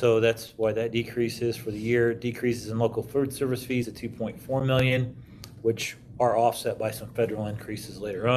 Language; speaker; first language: English; native; English